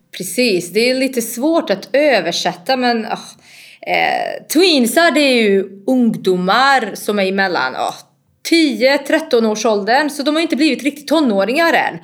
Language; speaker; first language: Swedish; non-native, fluent; Bosnian